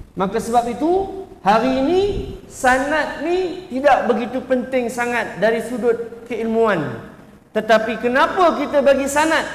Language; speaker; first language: Malay; native; Malay